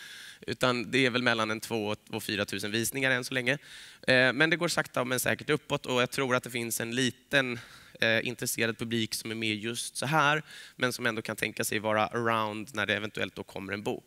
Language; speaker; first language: Swedish; native; Swedish